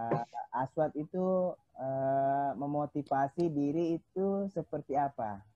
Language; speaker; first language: Indonesian; native; Indonesian